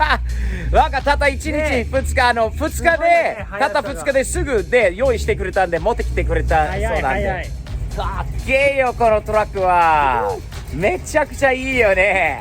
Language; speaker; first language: Japanese; non-native, fluent; English